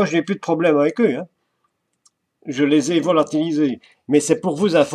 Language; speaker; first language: French; native; French